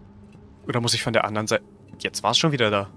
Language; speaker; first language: German; native; German